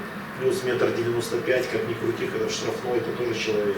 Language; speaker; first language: Russian; native; Russian